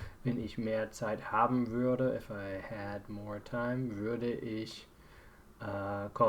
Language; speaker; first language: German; non-native, fluent; English